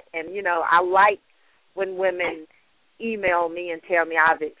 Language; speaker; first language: English; native; English